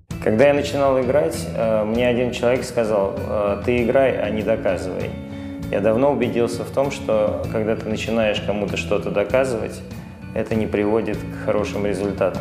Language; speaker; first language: Russian; native; Russian